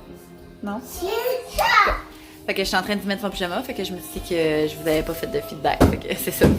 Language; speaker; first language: French; native; French